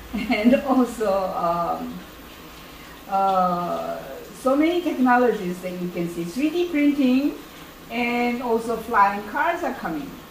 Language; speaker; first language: English; non-native, fluent; Korean